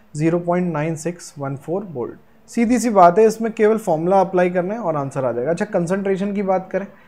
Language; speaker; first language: Hindi; native; Hindi